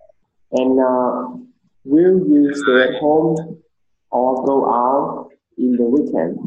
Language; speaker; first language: English; non-native, learner; Vietnamese